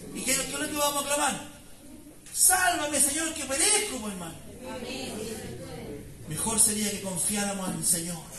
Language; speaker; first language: Spanish; native; Spanish